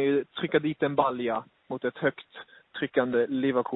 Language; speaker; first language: Swedish; native; Swedish